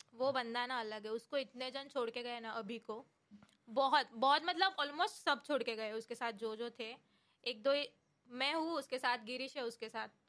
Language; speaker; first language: Hindi; non-native, local second language; Marathi